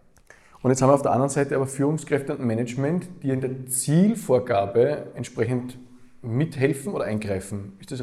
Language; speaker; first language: German; native; German